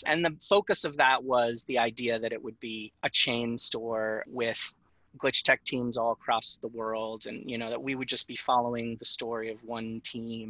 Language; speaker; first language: English; native; English